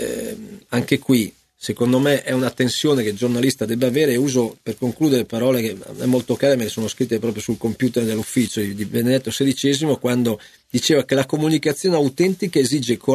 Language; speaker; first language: Italian; native; Italian